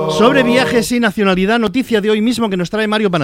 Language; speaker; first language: Spanish; native; Spanish